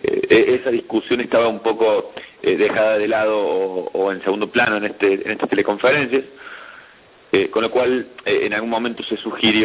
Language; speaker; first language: Spanish; native; Spanish